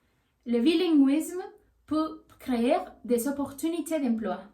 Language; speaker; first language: French; non-native, learner; Spanish